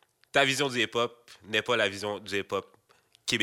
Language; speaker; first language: French; native; French